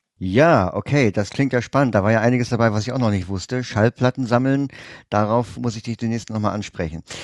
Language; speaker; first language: German; native; German